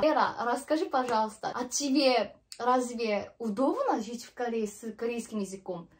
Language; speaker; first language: Russian; non-native, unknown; Korean